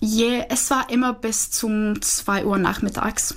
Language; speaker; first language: German; non-native, fluent; Czech